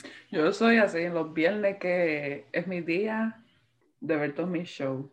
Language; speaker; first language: Spanish; early bilingual, heritage; Spanish